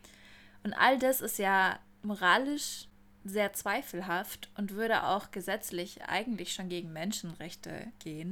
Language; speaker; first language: German; native; German